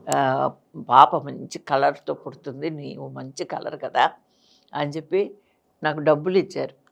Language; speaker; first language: Telugu; native; Telugu